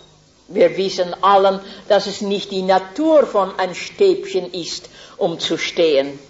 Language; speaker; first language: German; non-native, fluent; Dutch